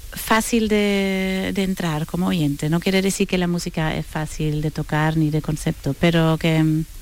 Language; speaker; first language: Spanish; non-native, fluent; German